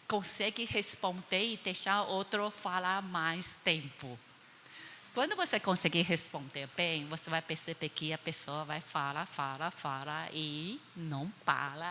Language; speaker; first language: Portuguese; non-native, fluent; Chinese